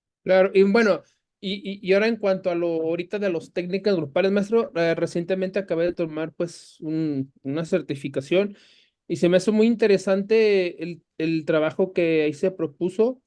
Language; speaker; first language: Spanish; native; Spanish